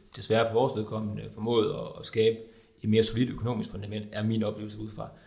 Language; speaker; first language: Danish; native; Danish